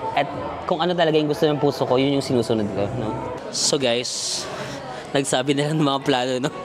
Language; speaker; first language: Filipino; non-native, local second language; Cebuano